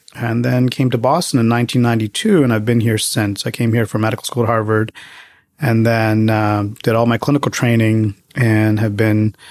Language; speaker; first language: English; early bilingual, other home language; Tamil